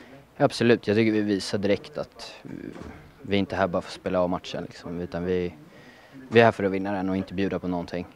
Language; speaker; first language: Swedish; native; Swedish